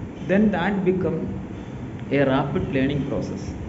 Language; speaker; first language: English; non-native, local second language; Malayalam